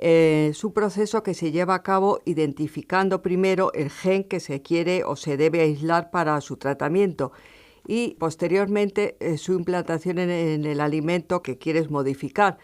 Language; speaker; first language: Spanish; native; Spanish